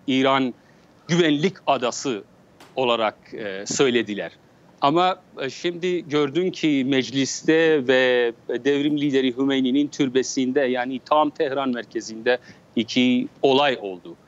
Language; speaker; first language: Turkish; non-native, learner; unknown